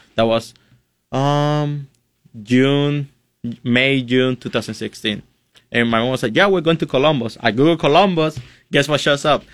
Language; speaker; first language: English; non-native, fluent; Spanish